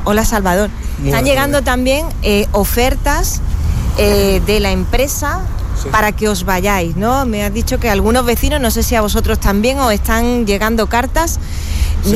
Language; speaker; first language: Spanish; native; Spanish